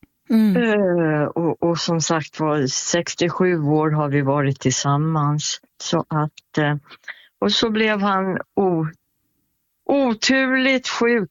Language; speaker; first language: Swedish; native; Swedish